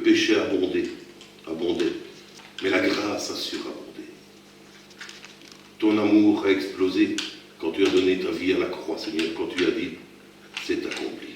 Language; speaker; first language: French; native; French